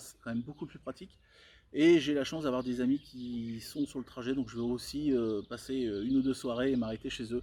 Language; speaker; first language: French; native; French